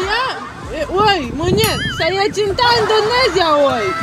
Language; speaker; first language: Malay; non-native, learner; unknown